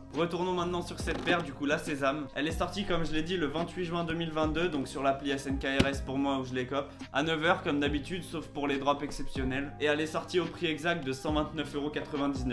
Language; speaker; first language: French; native; French